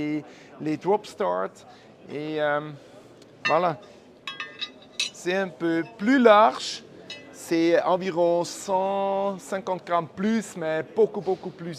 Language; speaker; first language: French; non-native, fluent; German